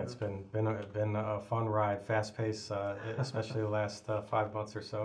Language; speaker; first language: English; native; English